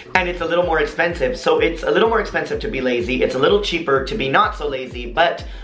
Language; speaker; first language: English; native; English